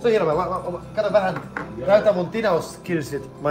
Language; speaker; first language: Finnish; non-native, fluent; German